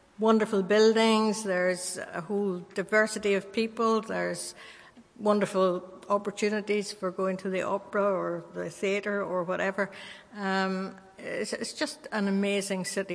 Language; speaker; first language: English; native; English